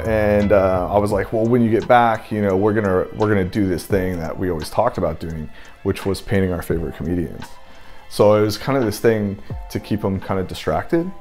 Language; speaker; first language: English; native; English